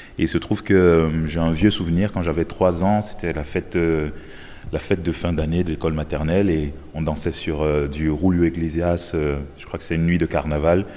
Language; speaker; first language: French; non-native, local second language; Basaa